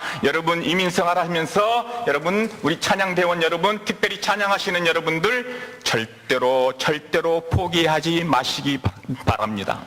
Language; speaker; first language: Korean; native; Korean